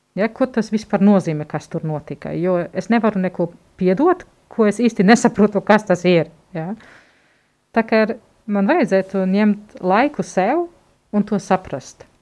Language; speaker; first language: Latvian; non-native, fluent; German